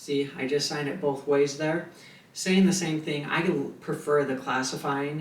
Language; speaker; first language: English; native; English